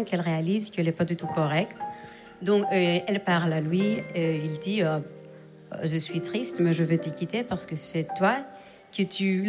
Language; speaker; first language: French; non-native, fluent; Greek